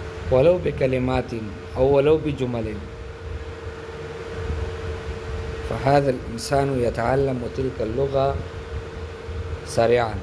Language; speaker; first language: Arabic; non-native, fluent; Urdu